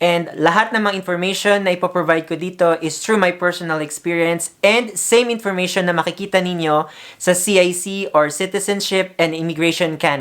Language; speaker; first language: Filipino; native; Filipino